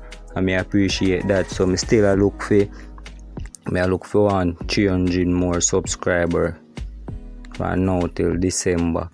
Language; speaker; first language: English; non-native, local second language; Jamaican Creole English